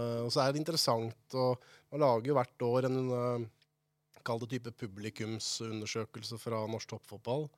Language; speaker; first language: Norwegian; native; Norwegian